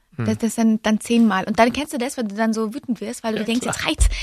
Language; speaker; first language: German; native; German